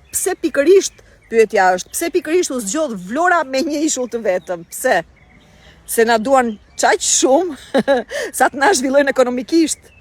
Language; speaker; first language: Albanian; native; Albanian